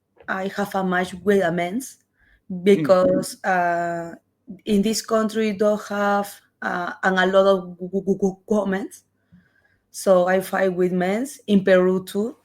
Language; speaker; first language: English; non-native, learner; Spanish